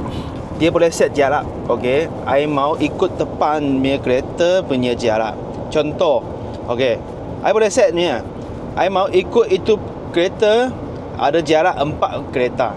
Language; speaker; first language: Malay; non-native, local second language; Chinese